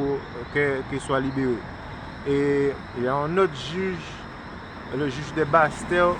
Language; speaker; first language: French; non-native, local second language; Haitian Creole